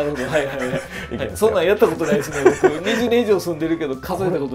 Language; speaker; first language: Japanese; native; Japanese